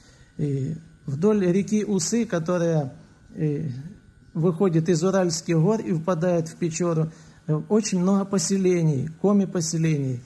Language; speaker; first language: Russian; native; Russian